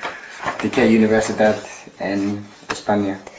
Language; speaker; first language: Spanish; non-native, learner; English